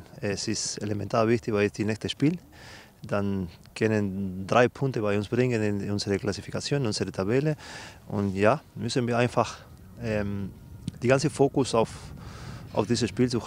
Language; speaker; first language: German; non-native, fluent; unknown